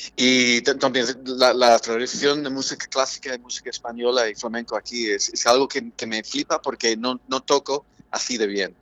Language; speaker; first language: Spanish; non-native, fluent; English